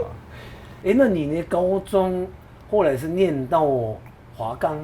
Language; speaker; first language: Chinese; non-native, fluent; Japanese